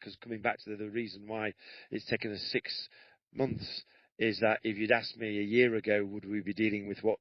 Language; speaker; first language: English; native; English